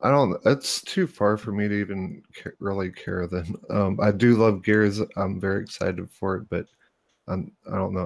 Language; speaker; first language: English; native; English